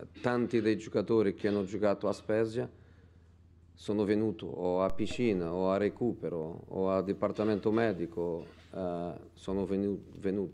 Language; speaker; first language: Italian; non-native, fluent; Portuguese